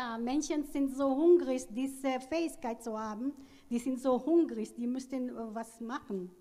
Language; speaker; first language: German; non-native, fluent; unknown